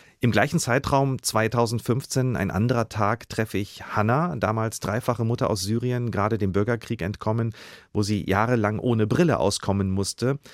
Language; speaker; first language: German; native; German